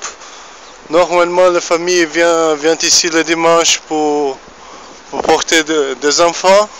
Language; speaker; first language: French; non-native, fluent; Portuguese